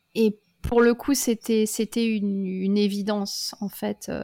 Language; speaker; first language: French; native; French